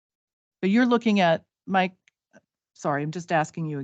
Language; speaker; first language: English; native; English